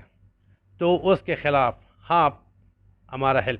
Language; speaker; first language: Hindi; non-native, learner; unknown